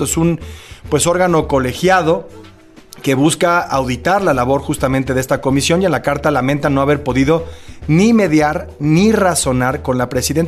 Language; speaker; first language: Spanish; native; Spanish